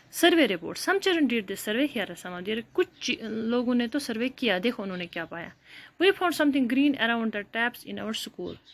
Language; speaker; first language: Urdu; non-native, local second language; Kashmiri